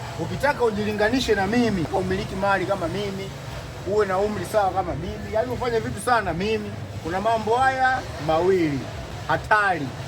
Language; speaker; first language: Swahili; native; Swahili